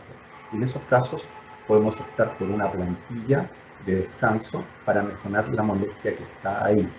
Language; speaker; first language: Spanish; native; Spanish